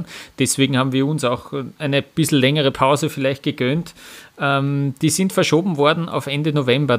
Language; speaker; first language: German; native; German